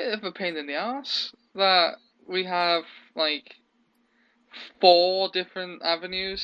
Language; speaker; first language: English; native; English